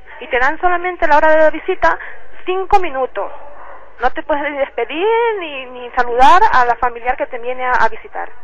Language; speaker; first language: Spanish; native; Spanish